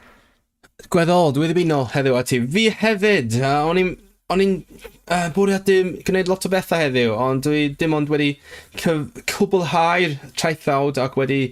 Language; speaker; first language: Welsh; non-native, learner; Cantonese